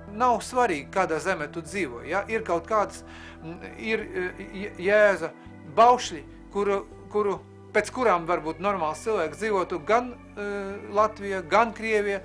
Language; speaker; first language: Latvian; non-native, local second language; Russian